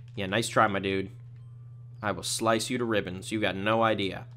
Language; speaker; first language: English; native; English